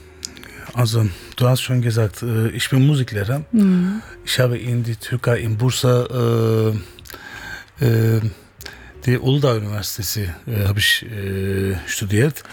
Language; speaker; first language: German; non-native, learner; Turkish